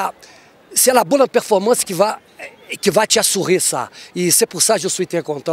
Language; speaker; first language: French; non-native, fluent; Portuguese